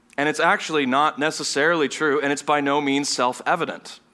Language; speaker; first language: English; non-native, fluent; German